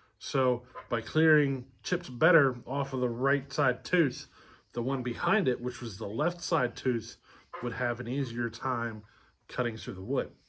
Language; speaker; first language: English; native; English